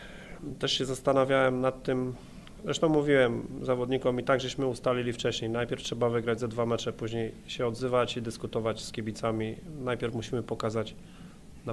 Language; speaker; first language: Polish; native; Polish